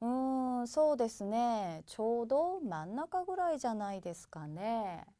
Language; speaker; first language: Japanese; native; Japanese